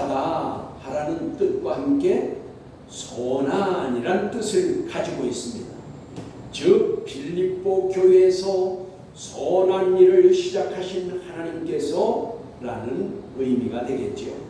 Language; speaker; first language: Korean; native; Korean